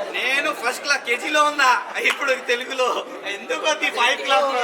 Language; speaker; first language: Telugu; non-native, learner; Hindi